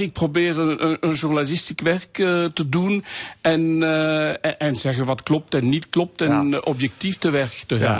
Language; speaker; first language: Dutch; non-native, local second language; French